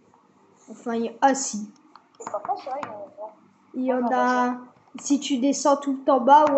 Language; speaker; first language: French; native; French